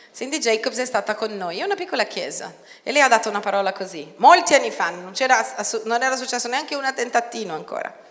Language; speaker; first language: Italian; non-native, fluent; Portuguese